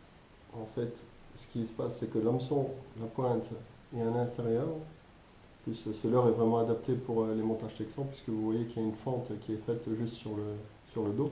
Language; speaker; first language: French; native; French